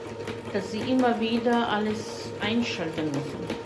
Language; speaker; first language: German; non-native, fluent; Bosnian